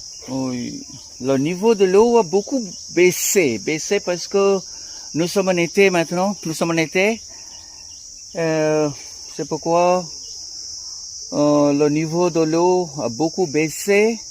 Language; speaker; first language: French; non-native, fluent; Bangla